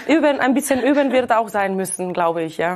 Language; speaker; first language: German; non-native, fluent; Catalan